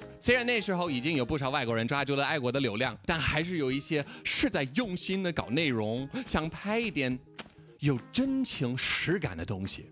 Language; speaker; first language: Chinese; non-native, fluent; English